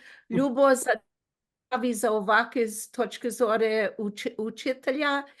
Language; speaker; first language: Ukrainian; early bilingual, heritage; Ukrainian